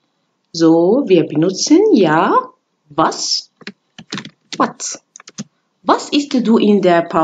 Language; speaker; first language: German; non-native, fluent; Arabic